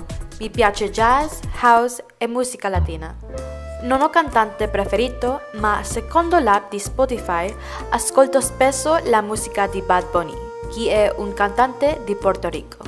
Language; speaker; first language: Italian; non-native, learner; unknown